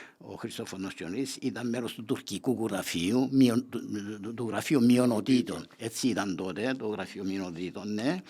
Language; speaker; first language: Greek; non-native, local second language; Turkish